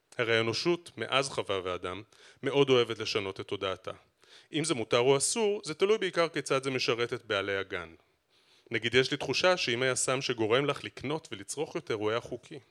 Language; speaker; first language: Hebrew; native; Hebrew